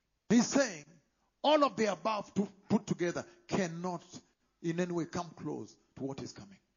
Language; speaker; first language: English; non-native, local second language; Luo (Kenya and Tanzania)